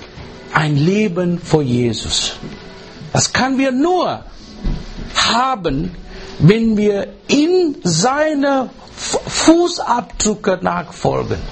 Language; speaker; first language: German; non-native, learner; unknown